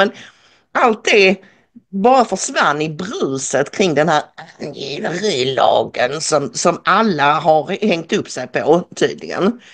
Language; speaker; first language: Swedish; native; Swedish